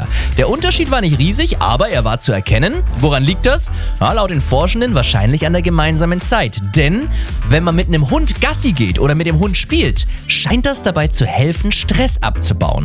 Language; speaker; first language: German; native; German